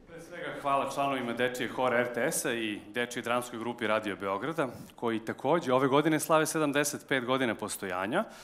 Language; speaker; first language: Serbian; native; Serbian